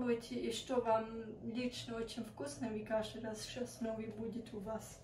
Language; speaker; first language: Russian; early bilingual, heritage; Russian